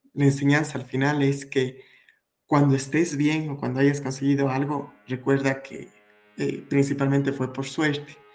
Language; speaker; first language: Spanish; native; Spanish